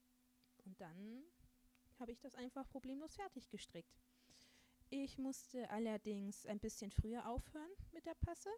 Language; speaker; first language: German; native; German